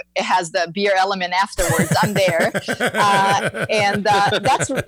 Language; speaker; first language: English; non-native, fluent; Portuguese